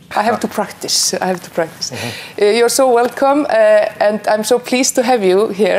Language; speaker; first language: English; non-native, fluent; Icelandic